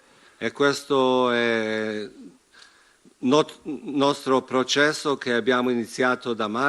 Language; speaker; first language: Italian; non-native, fluent; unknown